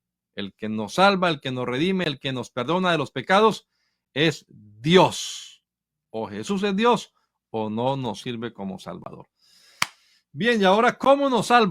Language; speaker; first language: Spanish; native; Spanish